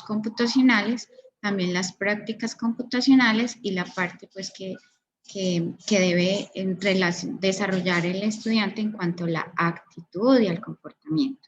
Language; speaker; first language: Spanish; native; Spanish